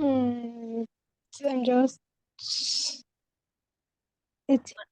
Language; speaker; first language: English; non-native, learner; Vietnamese